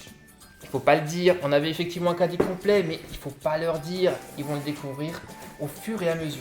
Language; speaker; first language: French; native; French